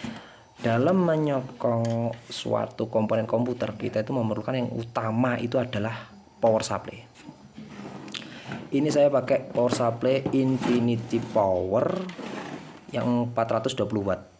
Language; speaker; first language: Indonesian; native; Indonesian